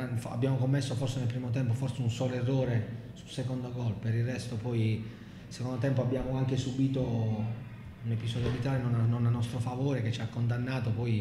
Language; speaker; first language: Italian; native; Italian